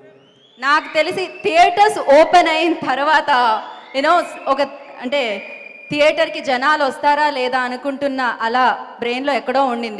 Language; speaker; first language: Telugu; native; Telugu